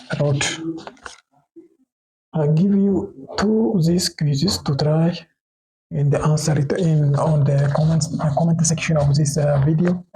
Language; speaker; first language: English; non-native, local second language; Oromo